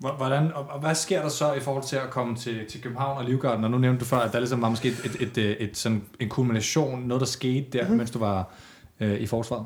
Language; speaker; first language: Danish; native; Danish